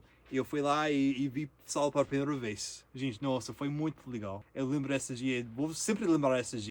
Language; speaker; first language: Portuguese; non-native, learner; English